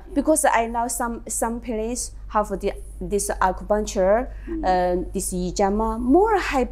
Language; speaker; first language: English; non-native, learner; Chinese